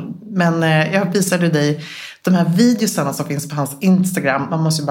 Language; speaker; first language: Swedish; native; Swedish